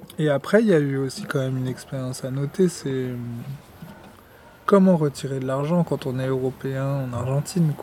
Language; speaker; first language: French; native; French